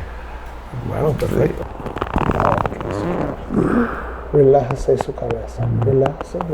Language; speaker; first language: Spanish; non-native, learner; English